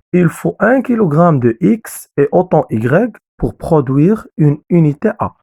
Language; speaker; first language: French; non-native, local second language; Arabic